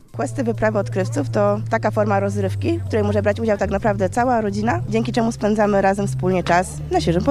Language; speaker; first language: Polish; native; Polish